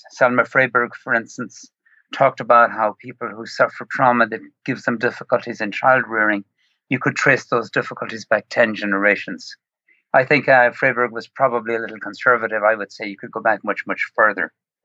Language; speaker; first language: English; native; English